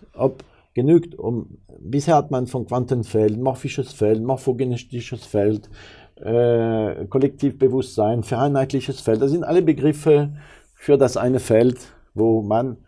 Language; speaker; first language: German; non-native, fluent; French